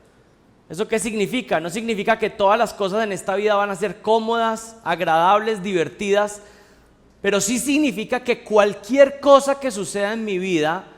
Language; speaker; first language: Spanish; native; Spanish